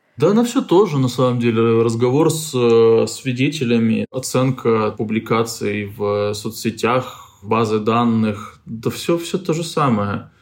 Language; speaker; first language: Russian; native; Russian